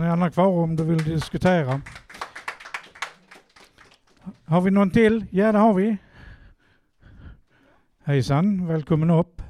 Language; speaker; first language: Swedish; native; Swedish